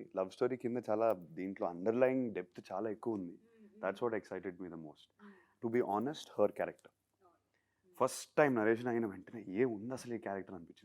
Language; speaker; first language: Telugu; non-native, fluent; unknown